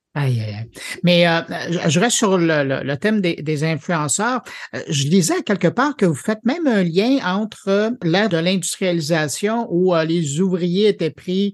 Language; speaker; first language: French; native; French